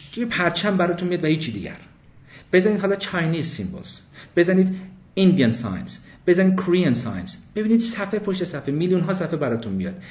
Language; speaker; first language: Persian; early bilingual, other home language; English